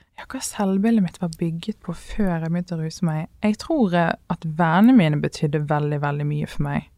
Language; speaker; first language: Norwegian; native; Norwegian